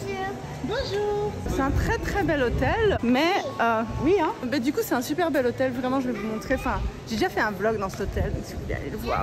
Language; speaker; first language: French; native; French